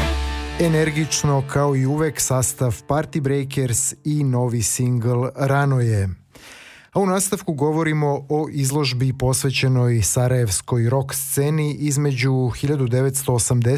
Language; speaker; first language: Serbian; native; Serbian